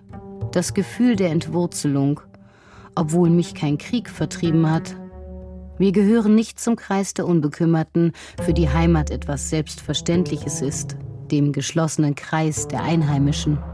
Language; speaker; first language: German; native; German